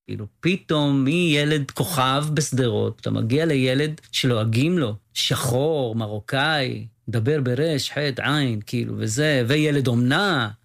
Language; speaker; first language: Hebrew; native; Hebrew